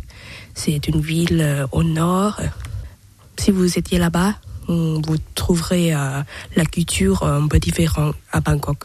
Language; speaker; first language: French; non-native, learner; Thai